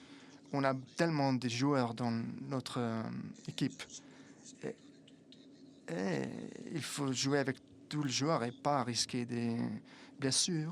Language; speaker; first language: French; non-native, fluent; Italian